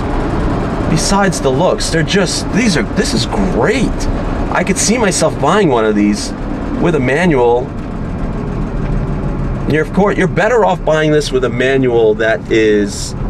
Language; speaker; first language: English; native; English